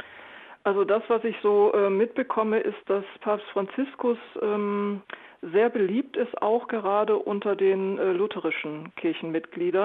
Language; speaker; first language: German; native; German